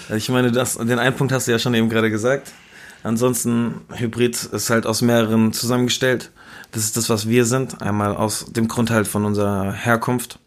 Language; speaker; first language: German; early bilingual, other home language; Spanish